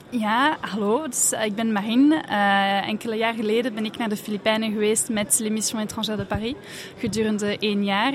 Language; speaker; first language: Dutch; non-native, fluent; French